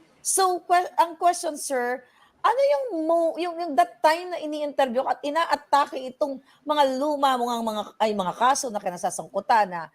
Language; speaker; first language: Filipino; native; Filipino